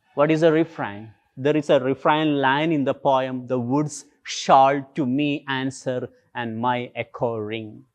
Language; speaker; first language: English; non-native, local second language; Malayalam